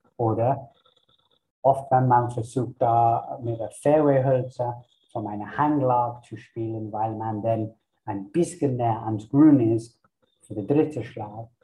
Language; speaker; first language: German; non-native, fluent; English